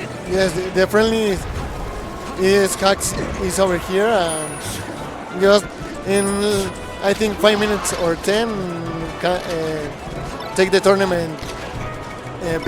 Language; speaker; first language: English; non-native, learner; Spanish